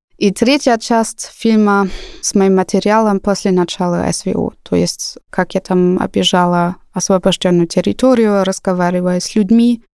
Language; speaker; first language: Russian; non-native, fluent; German